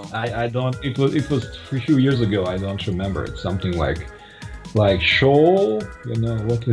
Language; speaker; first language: English; non-native, fluent; Croatian